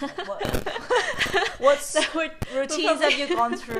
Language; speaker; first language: English; non-native, local second language; Cantonese